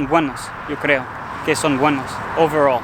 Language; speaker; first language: Spanish; non-native, learner; English